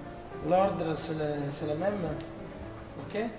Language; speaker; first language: French; non-native, fluent; Italian